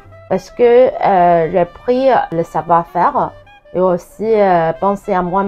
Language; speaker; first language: French; non-native, fluent; Chinese